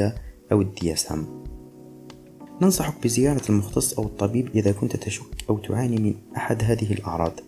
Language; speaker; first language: Arabic; native; Arabic